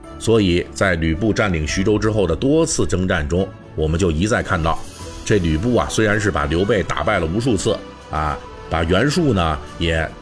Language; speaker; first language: Chinese; native; Chinese